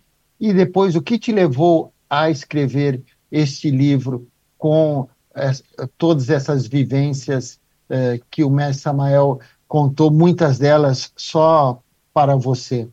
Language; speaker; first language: Portuguese; native; Portuguese